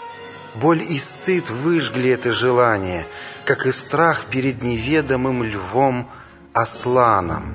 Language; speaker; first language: Russian; native; Russian